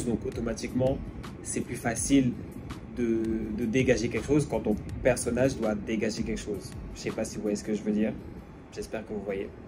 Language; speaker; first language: French; native; French